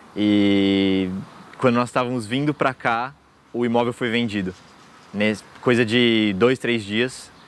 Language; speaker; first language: Portuguese; native; Portuguese